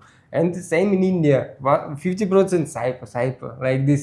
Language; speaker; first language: English; non-native, learner; Russian